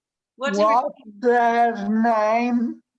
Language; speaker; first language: English; non-native, learner; Italian